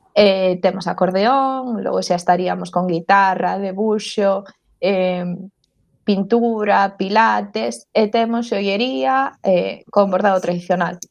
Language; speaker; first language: Galician; non-native, local second language; Spanish